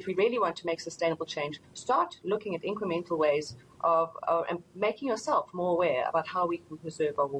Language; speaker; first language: English; native; English